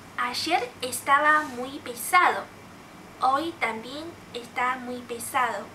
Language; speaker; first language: Spanish; non-native, fluent; Chinese